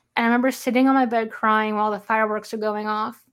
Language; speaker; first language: English; native; English